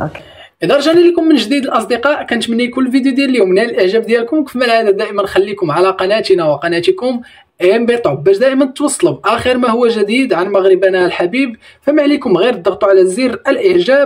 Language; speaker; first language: Arabic; native; Arabic